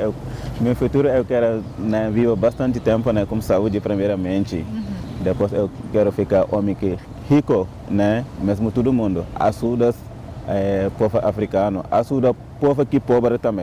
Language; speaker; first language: Portuguese; non-native, learner; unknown